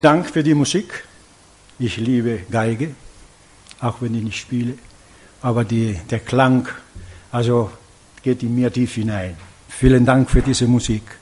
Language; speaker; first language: German; non-native, fluent; Italian